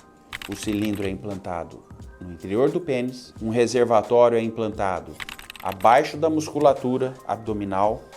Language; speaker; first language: Portuguese; native; Portuguese